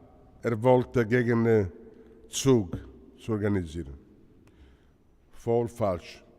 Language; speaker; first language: German; non-native, learner; Italian